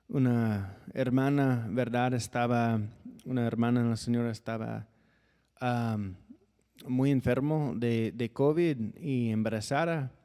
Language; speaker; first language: Spanish; non-native, fluent; English